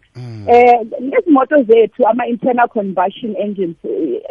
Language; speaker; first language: South Ndebele; non-native, local second language; Venda